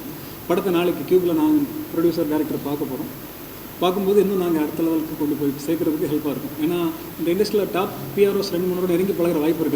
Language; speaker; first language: Tamil; native; Tamil